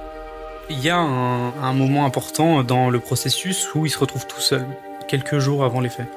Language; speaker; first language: French; native; French